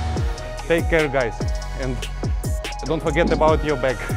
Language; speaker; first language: English; non-native, learner; Russian